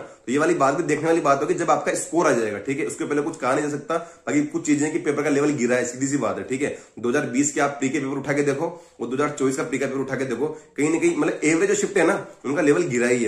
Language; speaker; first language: Hindi; native; Hindi